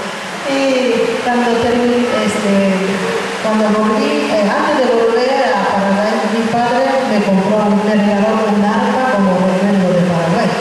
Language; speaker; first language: Spanish; non-native, fluent; Japanese